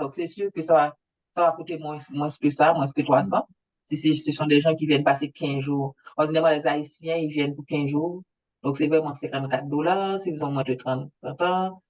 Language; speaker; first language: French; native; French